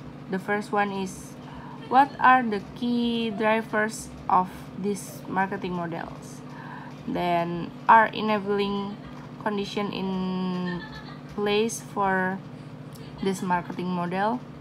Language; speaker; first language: English; non-native, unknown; Indonesian